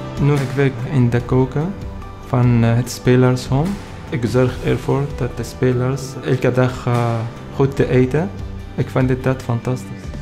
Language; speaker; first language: Dutch; non-native, learner; Arabic